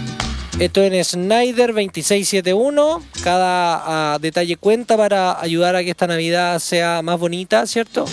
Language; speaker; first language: Spanish; native; Spanish